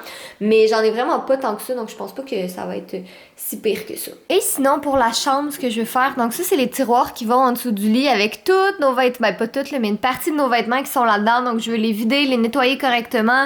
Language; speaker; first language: French; native; French